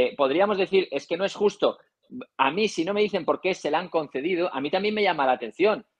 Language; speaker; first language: Spanish; native; Spanish